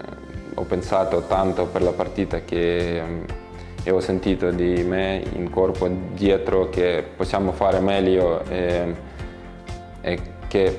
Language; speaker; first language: Italian; non-native, learner; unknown